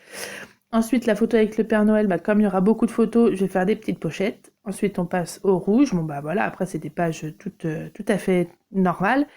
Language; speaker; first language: French; native; French